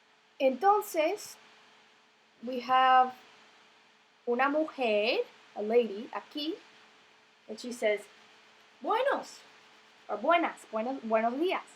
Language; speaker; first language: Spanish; non-native, fluent; English